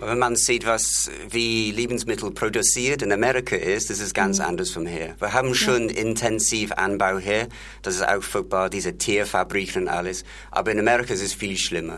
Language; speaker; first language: German; non-native, learner; English